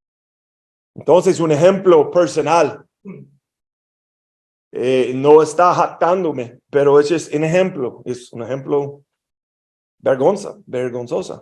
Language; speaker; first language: Spanish; non-native, fluent; English